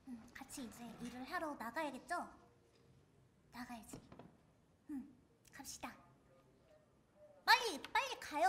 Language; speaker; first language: Korean; native; Korean